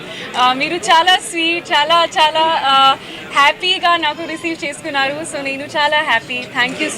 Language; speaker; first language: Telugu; non-native, learner; Hindi